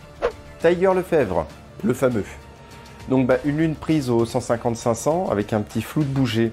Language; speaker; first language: French; native; French